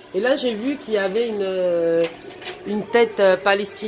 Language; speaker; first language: French; native; French